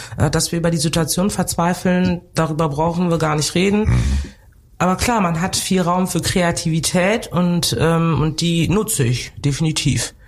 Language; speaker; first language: German; early bilingual, other home language; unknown